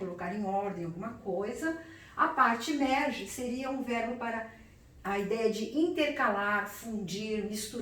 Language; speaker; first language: Portuguese; native; Portuguese